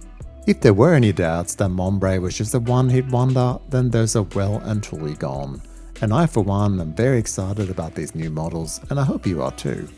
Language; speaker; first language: English; native; English